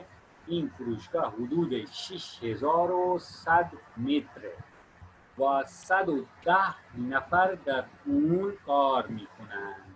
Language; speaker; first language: Persian; non-native, fluent; Urdu